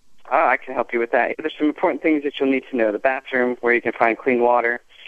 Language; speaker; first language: English; native; English